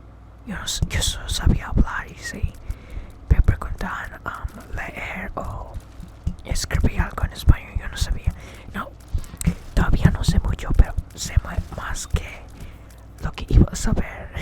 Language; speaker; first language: Spanish; early bilingual, heritage; English